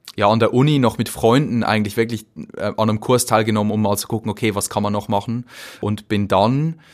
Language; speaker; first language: German; native; German